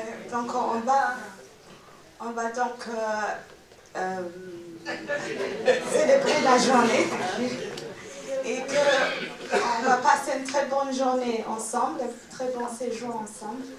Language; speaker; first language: French; non-native, fluent; English